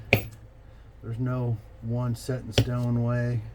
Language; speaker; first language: English; native; English